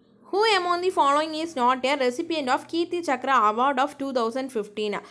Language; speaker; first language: English; non-native, local second language; Tamil